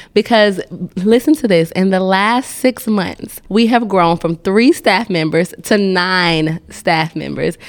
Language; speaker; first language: English; native; English